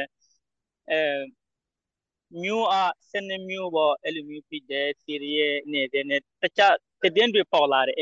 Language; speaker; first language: Burmese; non-native, local second language; Rohingya